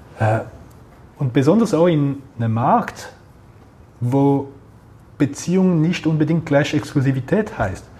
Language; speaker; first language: German; non-native, local second language; French